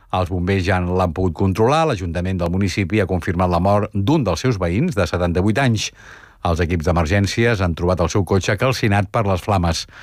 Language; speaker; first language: Catalan; native; Catalan